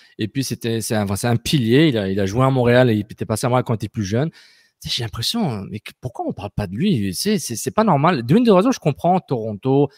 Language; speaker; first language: French; native; French